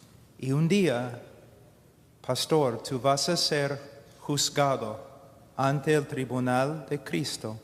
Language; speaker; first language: Spanish; non-native, fluent; English